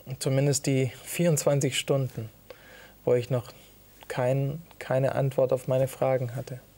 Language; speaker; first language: German; early bilingual, other home language; Italian